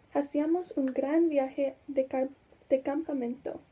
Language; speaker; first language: Spanish; non-native, learner; English